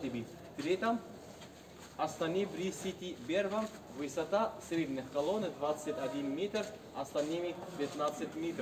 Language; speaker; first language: Russian; non-native, fluent; Arabic